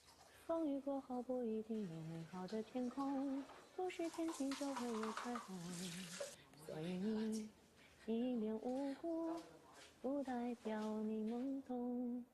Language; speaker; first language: Chinese; native; Chinese